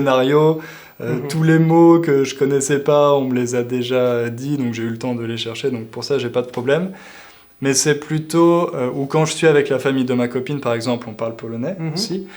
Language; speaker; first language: French; native; French